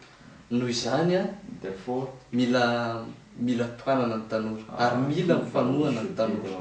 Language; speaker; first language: Malagasy; native; Malagasy